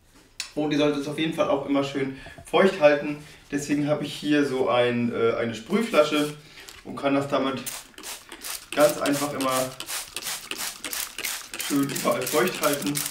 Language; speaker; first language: German; native; German